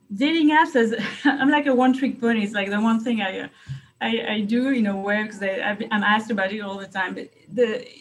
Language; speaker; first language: English; non-native, fluent; French